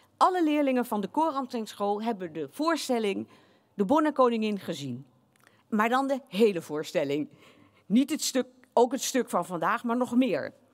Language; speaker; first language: Dutch; native; Dutch